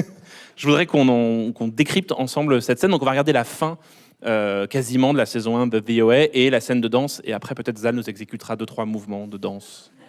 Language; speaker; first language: French; native; French